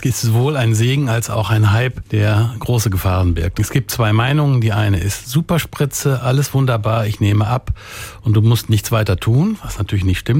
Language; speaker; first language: German; native; German